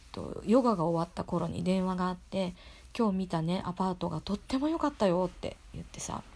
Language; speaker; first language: Japanese; native; Japanese